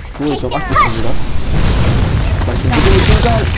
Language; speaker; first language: Korean; native; Korean